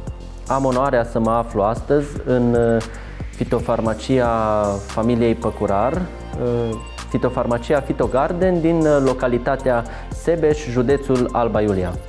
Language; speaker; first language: Romanian; native; Romanian